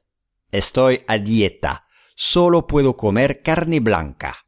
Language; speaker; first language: Spanish; non-native, fluent; English